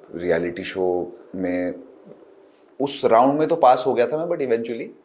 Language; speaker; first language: Hindi; native; Hindi